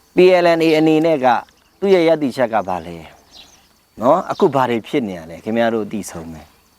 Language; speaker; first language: Burmese; non-native, local second language; Pa'o Karen